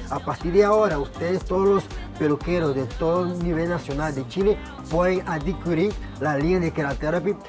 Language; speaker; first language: Spanish; non-native, fluent; Portuguese